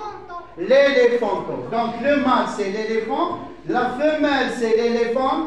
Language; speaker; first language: French; non-native, fluent; Arabic